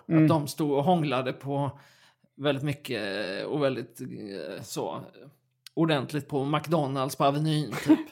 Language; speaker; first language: Swedish; native; Swedish